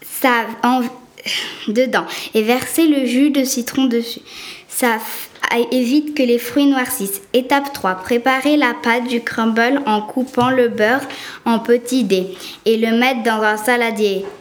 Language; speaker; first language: French; native; French